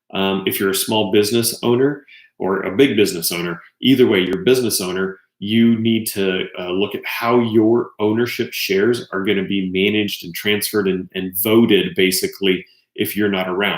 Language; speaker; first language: English; native; English